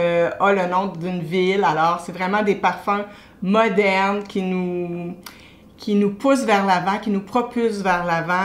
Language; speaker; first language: French; native; French